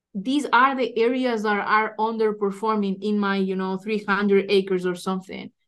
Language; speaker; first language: English; non-native, fluent; Spanish